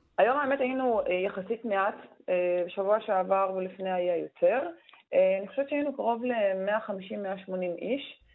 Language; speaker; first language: Hebrew; non-native, local second language; Arabic